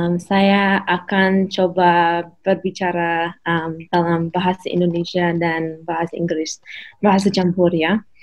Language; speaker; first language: Indonesian; non-native, learner; English